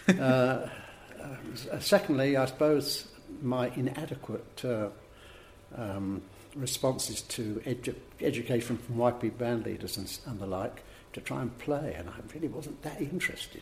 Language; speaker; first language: English; native; English